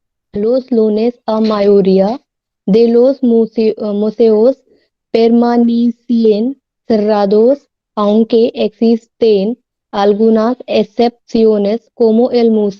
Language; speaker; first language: Spanish; non-native, learner; Hindi